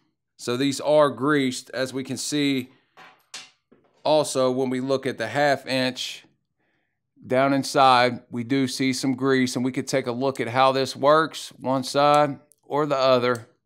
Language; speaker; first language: English; native; English